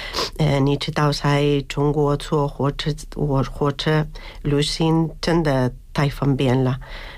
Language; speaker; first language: Chinese; non-native, learner; Spanish